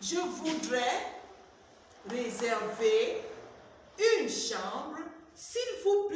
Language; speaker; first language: French; non-native, fluent; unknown